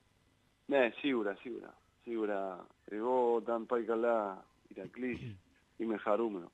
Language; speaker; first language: Greek; non-native, learner; Spanish